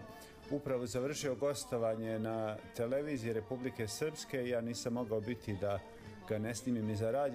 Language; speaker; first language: Serbian; native; Serbian